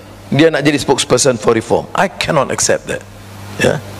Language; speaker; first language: English; non-native, local second language; Malay